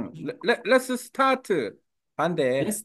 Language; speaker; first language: English; non-native, learner; Korean